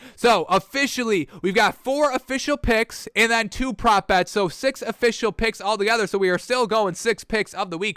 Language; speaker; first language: English; native; English